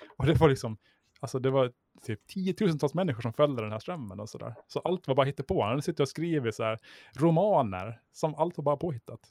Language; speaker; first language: Swedish; native; Swedish